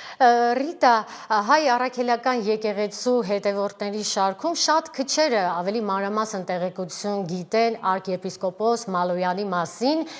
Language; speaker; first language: Armenian; native; Armenian